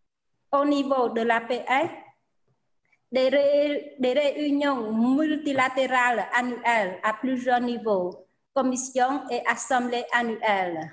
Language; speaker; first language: French; non-native, fluent; Khmer